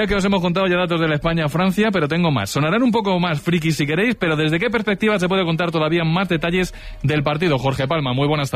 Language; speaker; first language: Spanish; native; Spanish